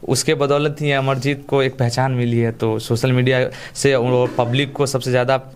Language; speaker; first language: Hindi; native; Hindi